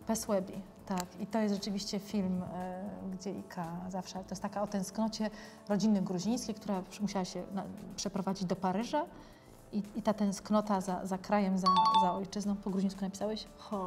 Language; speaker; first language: Polish; native; Polish